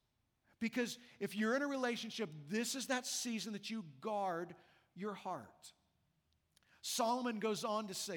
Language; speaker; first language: English; native; English